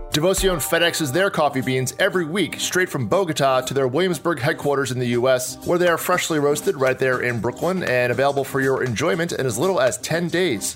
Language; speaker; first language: English; native; English